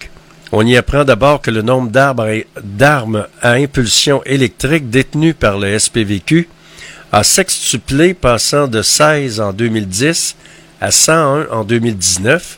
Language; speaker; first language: French; native; French